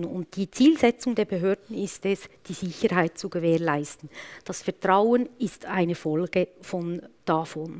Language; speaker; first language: German; native; German